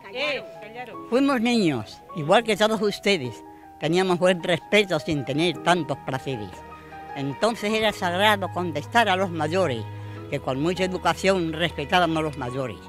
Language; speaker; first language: Spanish; native; Spanish